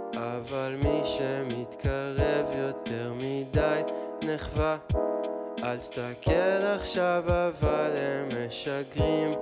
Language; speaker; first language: Hebrew; native; Hebrew